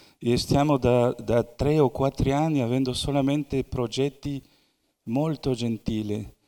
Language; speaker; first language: Italian; non-native, fluent; Spanish